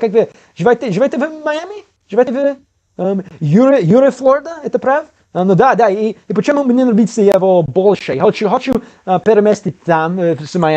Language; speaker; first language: Russian; non-native, learner; English